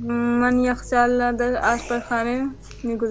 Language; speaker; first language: Persian; non-native, learner; Urdu